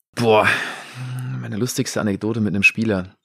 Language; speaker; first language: German; native; German